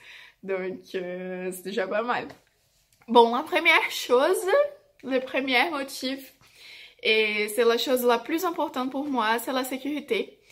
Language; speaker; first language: French; non-native, fluent; Portuguese